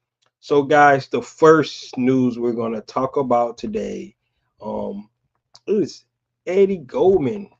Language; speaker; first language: English; native; English